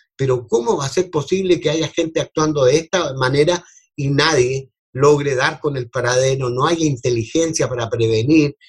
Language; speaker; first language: Spanish; native; Spanish